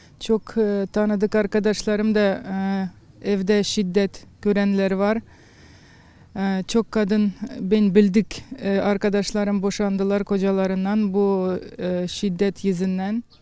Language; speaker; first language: Turkish; non-native, learner; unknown